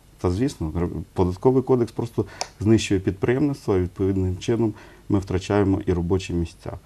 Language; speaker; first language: Ukrainian; non-native, local second language; Russian